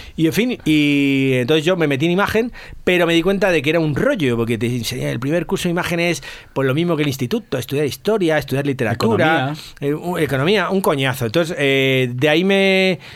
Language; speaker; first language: Spanish; native; Spanish